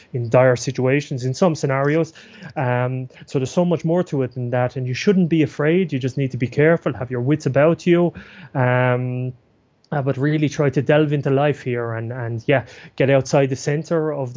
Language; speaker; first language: English; native; English